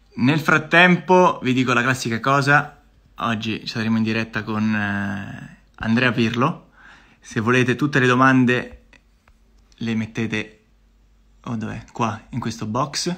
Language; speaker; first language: Italian; native; Italian